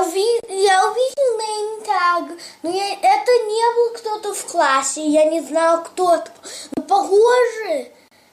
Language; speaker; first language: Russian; early bilingual, heritage; English